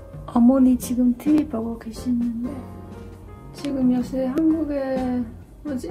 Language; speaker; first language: Korean; non-native, fluent; Romanian